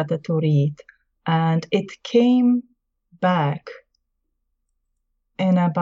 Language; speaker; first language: English; non-native, fluent; Czech